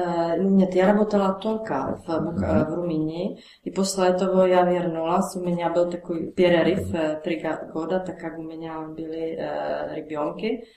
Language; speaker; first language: Russian; non-native, learner; Czech